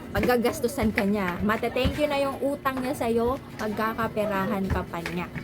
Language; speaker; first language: Filipino; non-native, local second language; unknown